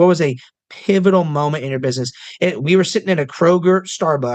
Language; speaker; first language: English; native; English